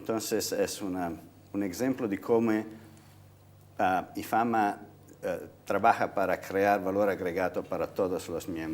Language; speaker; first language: Spanish; non-native, fluent; Italian